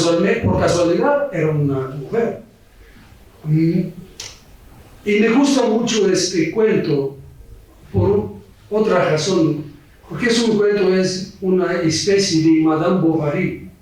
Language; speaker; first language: Spanish; non-native, fluent; Portuguese